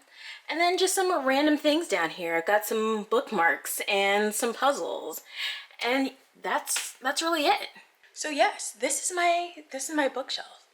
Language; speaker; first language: English; native; English